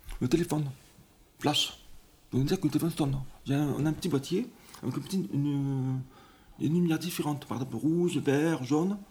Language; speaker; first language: French; native; French